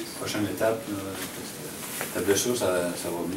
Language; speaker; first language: French; native; French